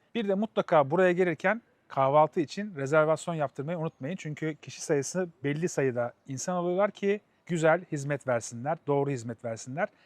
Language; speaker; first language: Turkish; native; Turkish